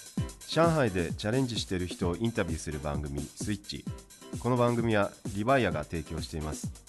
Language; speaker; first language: Japanese; native; Japanese